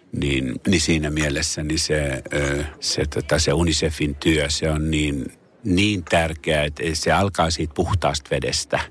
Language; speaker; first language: Finnish; native; Finnish